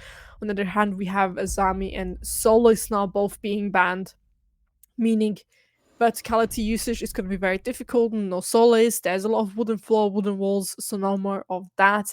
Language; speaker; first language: English; non-native, fluent; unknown